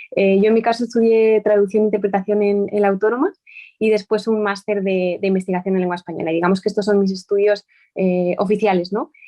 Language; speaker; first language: Spanish; native; Spanish